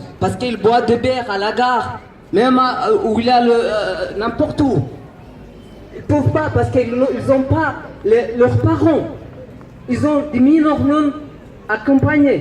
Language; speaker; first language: French; non-native, learner; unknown